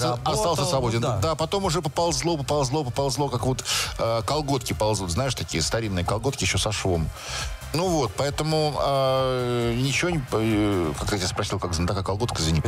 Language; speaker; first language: Russian; native; Russian